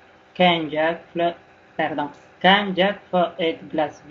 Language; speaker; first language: Swedish; non-native, learner; Spanish